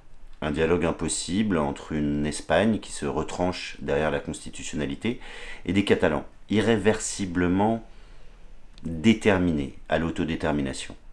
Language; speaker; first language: French; native; French